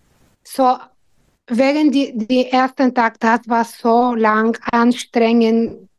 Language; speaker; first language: German; non-native, fluent; Bulgarian